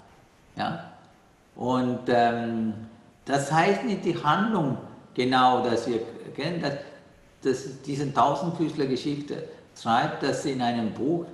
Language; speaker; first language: German; non-native, learner; Sinhala